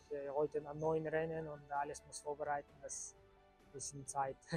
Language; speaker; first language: German; non-native, learner; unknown